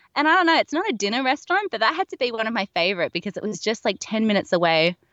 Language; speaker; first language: English; native; English